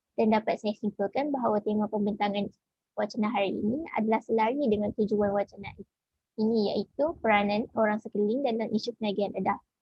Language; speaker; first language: Malay; native; Malay